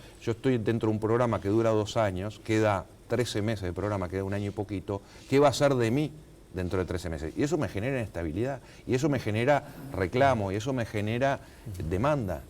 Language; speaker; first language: Spanish; native; Spanish